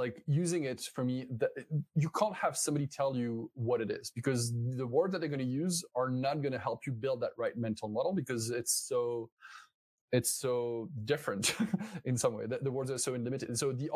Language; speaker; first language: English; non-native, fluent; French